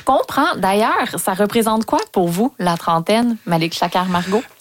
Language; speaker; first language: French; native; French